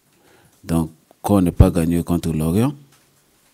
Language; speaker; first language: French; non-native, learner; English